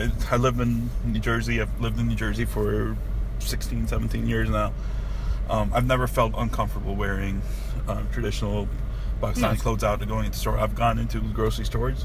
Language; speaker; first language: English; early bilingual, other home language; Urdu